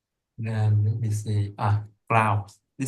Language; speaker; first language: English; non-native, learner; Vietnamese